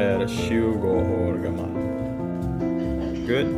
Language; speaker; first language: Swedish; non-native, learner; Indonesian